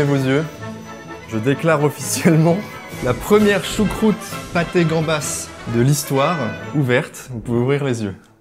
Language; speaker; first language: French; native; French